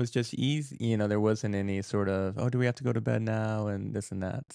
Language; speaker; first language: English; native; English